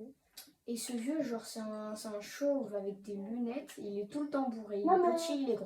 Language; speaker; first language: French; native; French